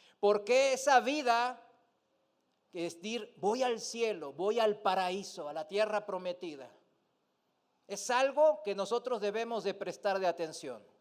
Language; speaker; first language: Spanish; non-native, fluent; Korean